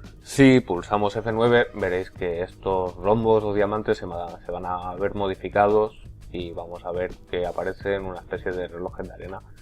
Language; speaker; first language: Spanish; native; Spanish